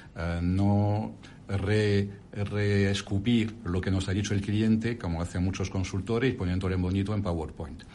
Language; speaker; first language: Spanish; non-native, fluent; French